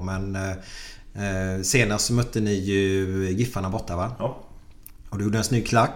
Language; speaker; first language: Swedish; native; Swedish